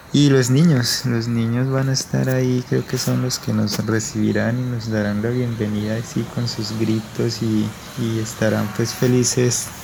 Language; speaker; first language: Spanish; non-native, local second language; Ticuna